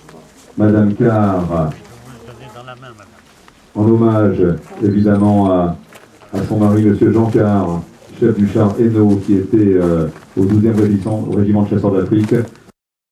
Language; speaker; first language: French; native; French